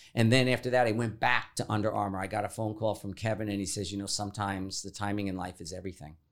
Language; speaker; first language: English; native; English